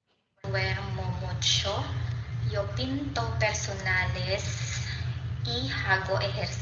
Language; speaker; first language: Spanish; non-native, learner; Filipino